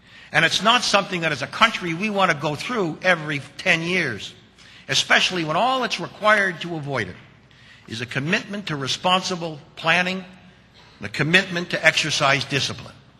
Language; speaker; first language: English; native; English